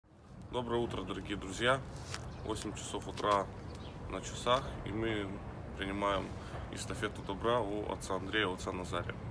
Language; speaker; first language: Russian; native; Russian